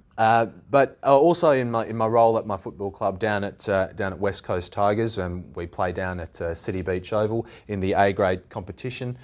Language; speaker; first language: English; native; English